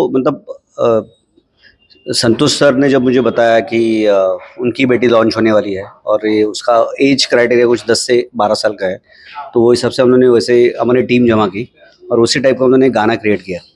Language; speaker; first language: Hindi; non-native, local second language; Marathi